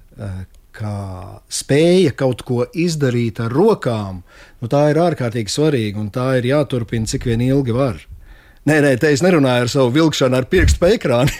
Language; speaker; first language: Latvian; native; Latvian